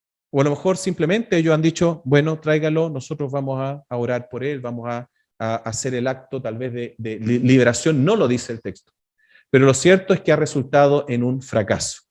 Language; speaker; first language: Spanish; native; Spanish